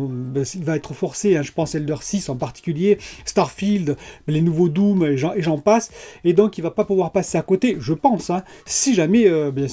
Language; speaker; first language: French; native; French